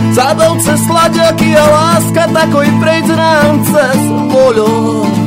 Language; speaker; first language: Slovak; native; Slovak